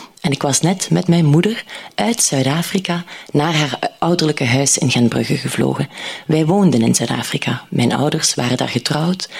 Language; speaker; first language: Dutch; native; Dutch